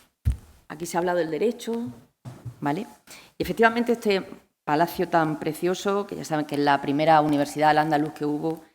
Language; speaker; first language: Spanish; native; Spanish